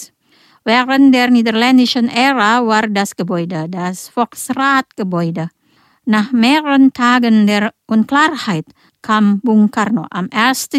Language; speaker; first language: German; non-native, fluent; Indonesian